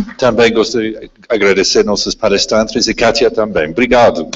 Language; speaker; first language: Portuguese; non-native, fluent; English